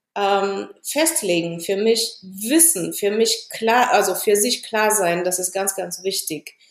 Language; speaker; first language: German; non-native, fluent; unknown